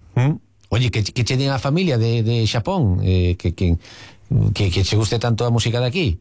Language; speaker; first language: Spanish; non-native, local second language; Galician